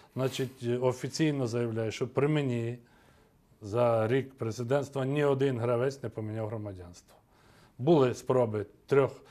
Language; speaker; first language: Ukrainian; native; Ukrainian